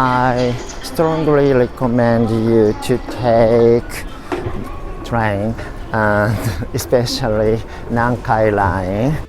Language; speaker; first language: English; non-native, learner; Japanese